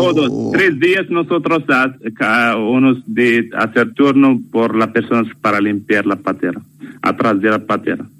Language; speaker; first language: Spanish; non-native, learner; Arabic